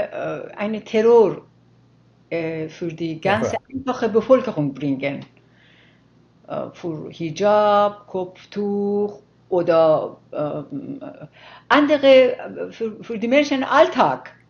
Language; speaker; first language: German; non-native, fluent; Persian